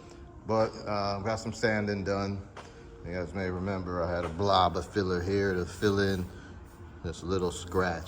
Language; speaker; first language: English; native; English